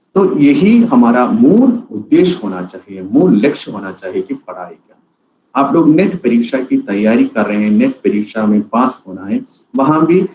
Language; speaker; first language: Hindi; non-native, local second language; Malayalam